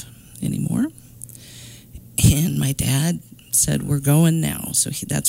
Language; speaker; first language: English; native; English